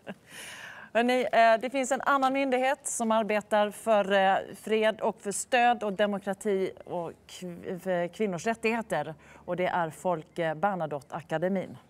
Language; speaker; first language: Swedish; native; Swedish